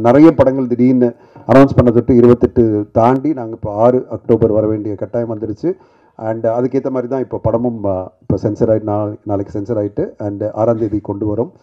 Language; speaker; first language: Tamil; native; Tamil